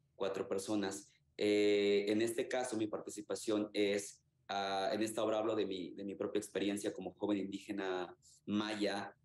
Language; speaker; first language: Spanish; native; Spanish